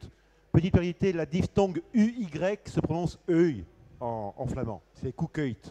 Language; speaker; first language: French; native; French